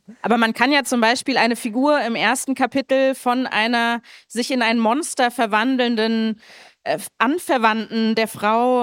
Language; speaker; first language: German; native; German